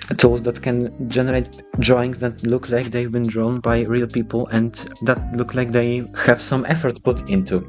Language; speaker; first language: English; non-native, fluent; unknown